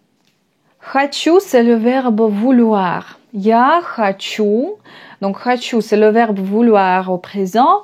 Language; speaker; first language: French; non-native, fluent; Russian